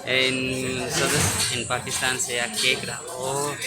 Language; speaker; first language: Spanish; non-native, learner; Urdu